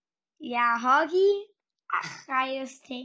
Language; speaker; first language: Czech; early bilingual, heritage; Czech